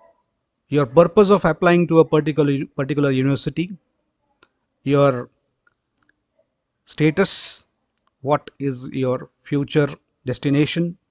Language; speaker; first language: English; non-native, local second language; Marathi